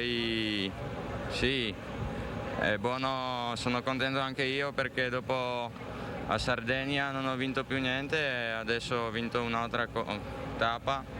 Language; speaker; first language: Italian; non-native, learner; Slovak